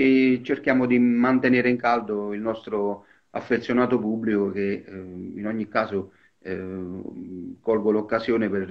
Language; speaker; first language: Italian; native; Italian